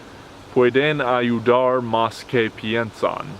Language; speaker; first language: Spanish; non-native, learner; English